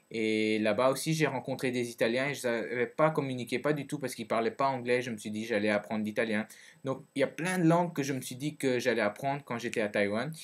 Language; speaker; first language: French; early bilingual, other home language; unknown